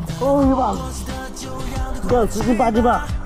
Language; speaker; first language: Chinese; native; Chinese